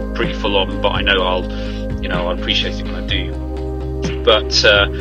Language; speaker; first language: English; native; English